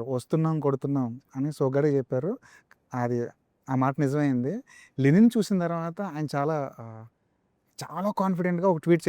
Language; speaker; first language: Telugu; native; Telugu